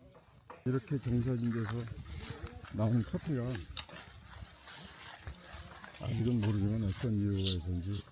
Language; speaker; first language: Korean; early bilingual, heritage; Korean